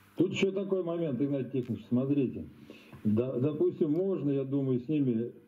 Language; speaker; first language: Russian; native; Russian